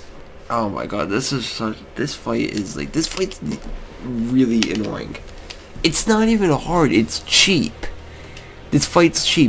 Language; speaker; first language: English; native; English